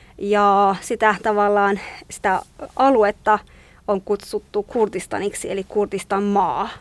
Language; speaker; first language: Finnish; non-native, fluent; Kurdish